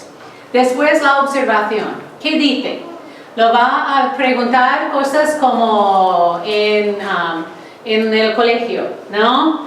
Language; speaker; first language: Spanish; non-native, fluent; English